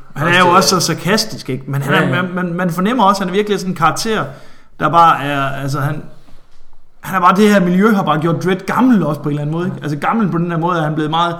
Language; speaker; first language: Danish; native; Danish